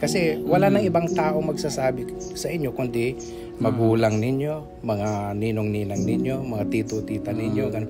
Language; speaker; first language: Filipino; non-native, local second language; Iloko